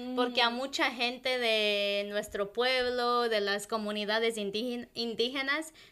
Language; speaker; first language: Spanish; non-native, local second language; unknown